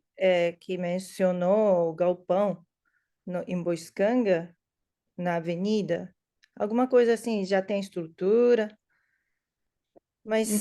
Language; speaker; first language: Portuguese; non-native, learner; English